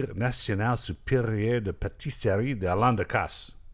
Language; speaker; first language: French; non-native, learner; English